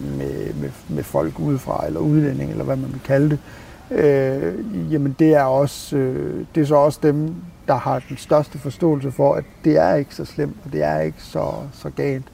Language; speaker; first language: Danish; native; Danish